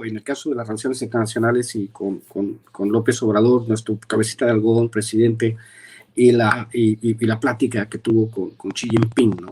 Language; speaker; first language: Spanish; native; Spanish